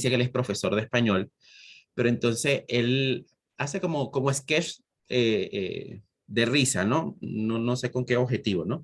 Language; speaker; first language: Spanish; native; Spanish